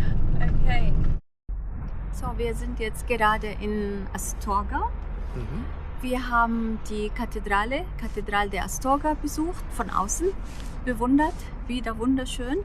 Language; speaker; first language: German; non-native, fluent; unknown